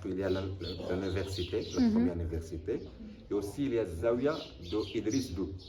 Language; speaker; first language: French; non-native, local second language; Arabic